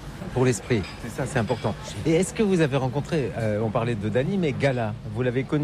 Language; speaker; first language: French; native; French